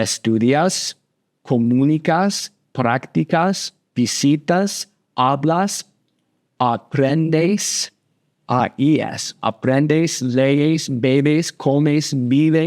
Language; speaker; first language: Spanish; non-native, fluent; English